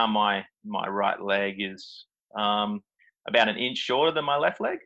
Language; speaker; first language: English; native; English